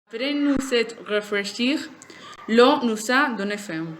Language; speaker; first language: French; non-native, learner; Spanish